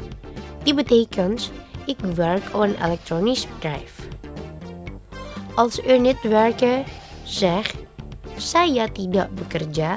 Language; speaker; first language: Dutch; non-native, learner; Indonesian